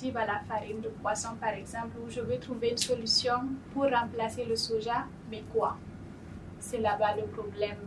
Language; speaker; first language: French; non-native, local second language; Fula